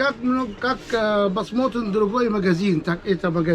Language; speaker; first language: Russian; non-native, learner; Arabic